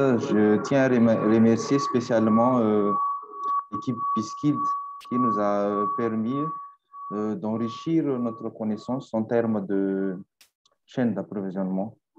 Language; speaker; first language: French; non-native, local second language; Malagasy